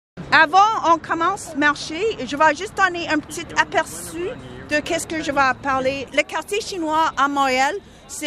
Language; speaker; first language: French; non-native, local second language; English